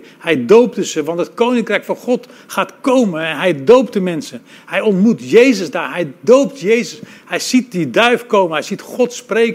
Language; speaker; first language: Dutch; native; Dutch